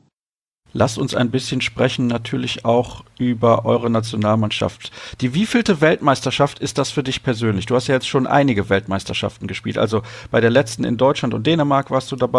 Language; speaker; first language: German; native; German